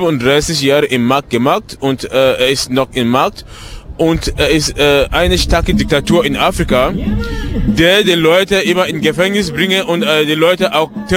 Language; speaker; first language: German; non-native, learner; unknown